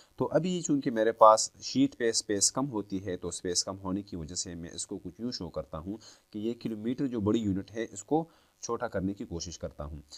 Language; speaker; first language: Hindi; native; Hindi